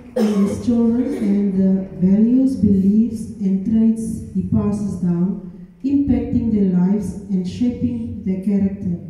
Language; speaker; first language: English; non-native, local second language; Afrikaans